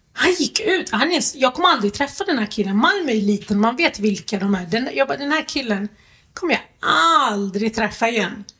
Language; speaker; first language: Swedish; early bilingual, other home language; Arabic